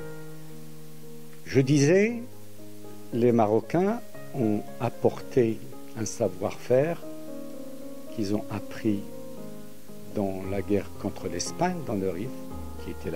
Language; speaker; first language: French; non-native, local second language; Arabic